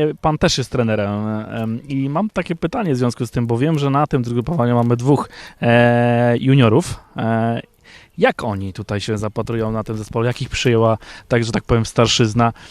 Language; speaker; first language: Polish; native; Polish